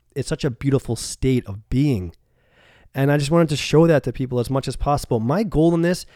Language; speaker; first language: English; native; English